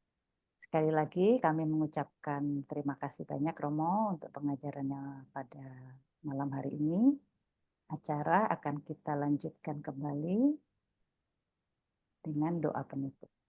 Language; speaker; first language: Indonesian; native; Indonesian